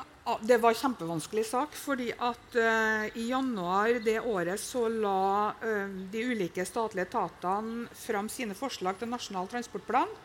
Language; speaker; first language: Norwegian; native; Norwegian